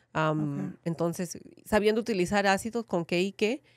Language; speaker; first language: Spanish; early bilingual, heritage; Spanish